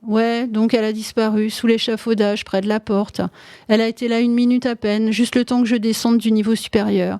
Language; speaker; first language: French; native; French